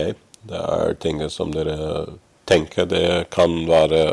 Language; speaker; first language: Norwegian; non-native, fluent; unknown